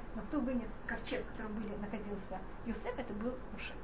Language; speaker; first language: Russian; non-native, fluent; Hebrew